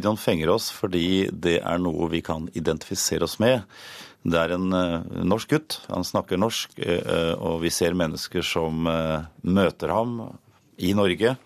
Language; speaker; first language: Norwegian; native; Norwegian